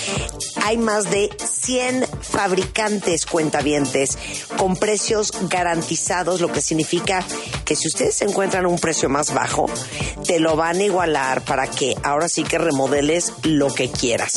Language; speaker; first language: Spanish; native; Spanish